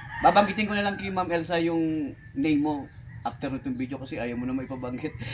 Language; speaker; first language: Filipino; non-native, local second language; Bikol